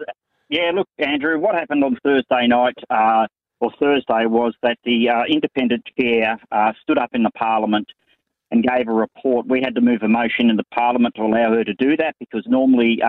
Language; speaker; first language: English; native; English